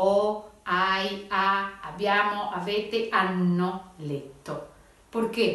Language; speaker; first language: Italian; non-native, fluent; Spanish